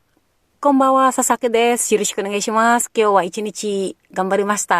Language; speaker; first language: Japanese; non-native, learner; Filipino